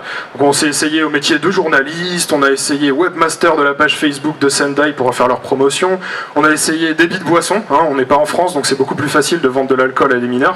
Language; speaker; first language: French; native; French